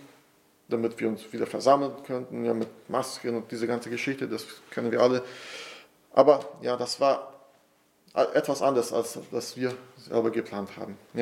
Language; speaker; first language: German; non-native, fluent; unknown